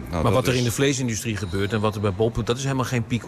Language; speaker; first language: Dutch; native; Dutch